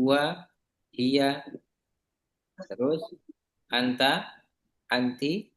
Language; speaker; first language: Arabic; non-native, fluent; Indonesian